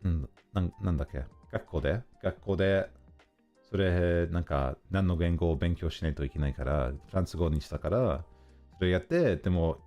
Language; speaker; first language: Japanese; non-native, learner; English